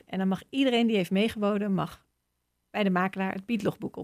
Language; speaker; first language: Dutch; native; Dutch